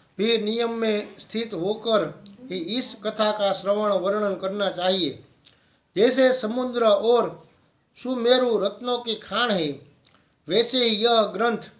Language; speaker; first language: Hindi; non-native, local second language; Gujarati